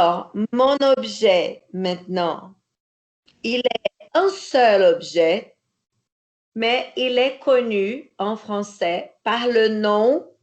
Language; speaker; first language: French; non-native, fluent; Portuguese